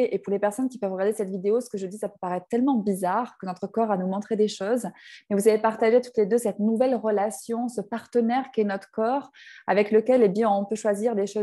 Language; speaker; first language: French; native; French